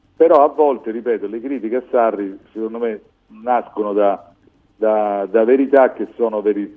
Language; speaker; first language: Italian; native; Italian